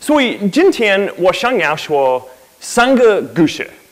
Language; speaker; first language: Chinese; non-native, learner; English